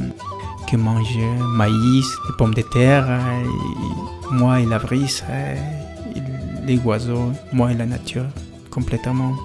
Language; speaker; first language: French; non-native, learner; Spanish